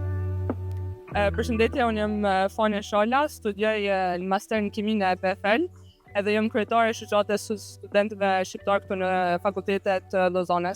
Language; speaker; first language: Albanian; early bilingual, heritage; Albanian